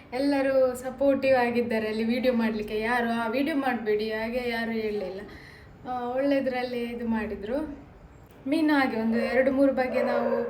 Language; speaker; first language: Kannada; non-native, local second language; Tulu